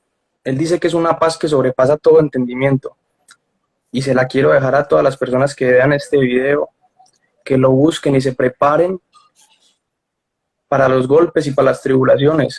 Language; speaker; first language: Spanish; native; Spanish